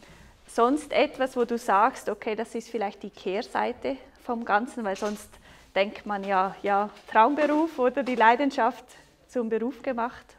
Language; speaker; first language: German; native; German